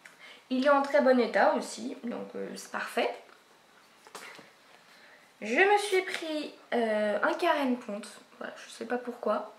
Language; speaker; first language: French; native; French